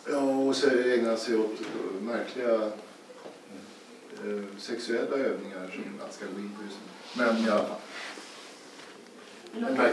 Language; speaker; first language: Swedish; native; Swedish